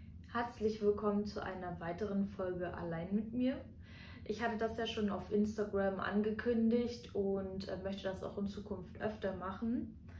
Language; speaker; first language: German; native; German